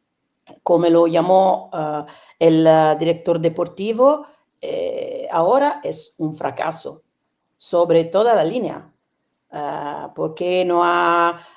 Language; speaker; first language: Spanish; non-native, learner; Italian